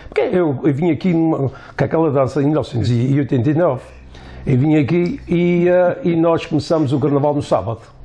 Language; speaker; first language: Portuguese; native; Portuguese